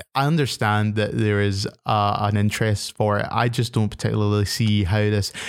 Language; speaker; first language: English; native; English